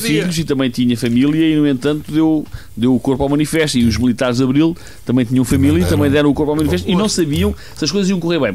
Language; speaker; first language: Portuguese; native; Portuguese